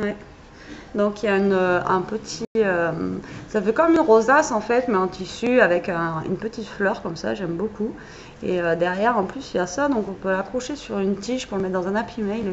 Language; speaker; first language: French; native; French